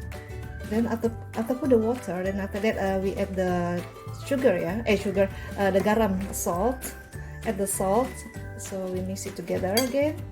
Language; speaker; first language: English; non-native, learner; Indonesian